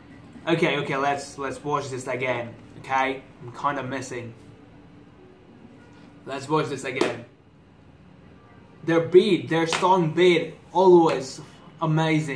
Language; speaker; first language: English; non-native, fluent; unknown